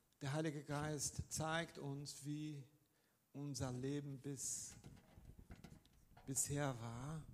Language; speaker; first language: German; non-native, fluent; Portuguese